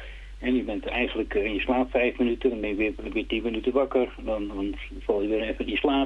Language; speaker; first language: Dutch; native; Dutch